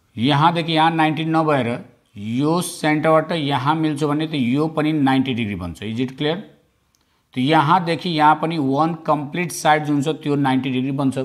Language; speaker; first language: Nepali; non-native, local second language; Bhojpuri